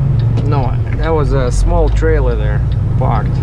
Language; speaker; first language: English; non-native, fluent; Russian